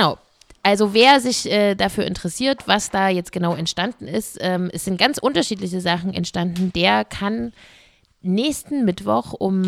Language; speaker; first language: German; native; German